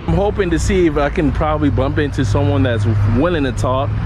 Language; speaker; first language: English; native; English